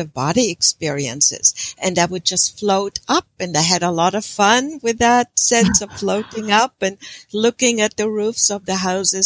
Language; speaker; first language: English; non-native, fluent; German